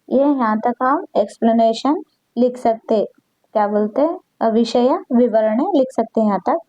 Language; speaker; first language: Hindi; non-native, local second language; Kannada